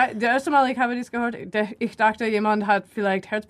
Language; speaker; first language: German; non-native, learner; English